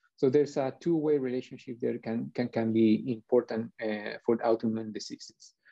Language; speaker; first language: English; non-native, fluent; Spanish